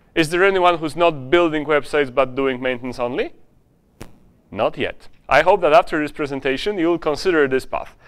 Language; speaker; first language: English; non-native, fluent; Polish